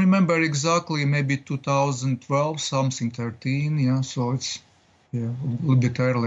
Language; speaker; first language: English; non-native, learner; Latvian